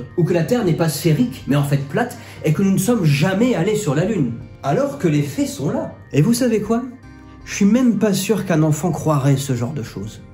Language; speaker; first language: French; native; French